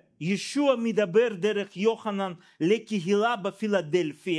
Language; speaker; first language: Hebrew; non-native, fluent; Russian